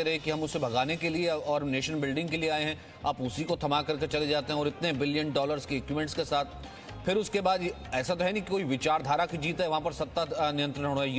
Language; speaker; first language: Hindi; native; Hindi